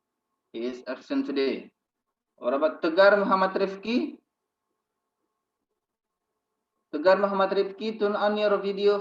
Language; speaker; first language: English; non-native, fluent; Indonesian